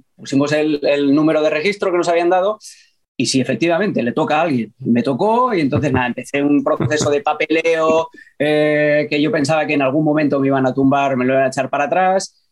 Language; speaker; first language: Spanish; native; Spanish